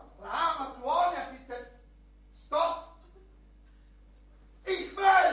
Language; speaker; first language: Finnish; non-native, learner; Italian